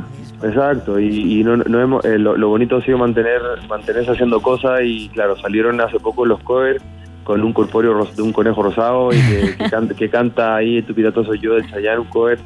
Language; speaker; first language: Spanish; native; Spanish